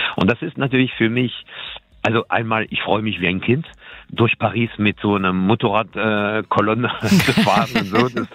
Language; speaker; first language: German; non-native, fluent; French